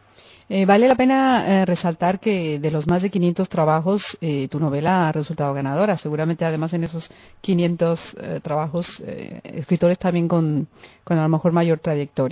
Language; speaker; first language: Spanish; native; Spanish